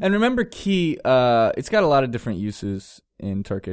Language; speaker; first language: English; native; English